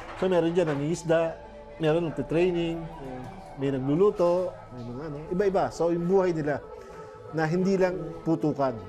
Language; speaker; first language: Filipino; native; Filipino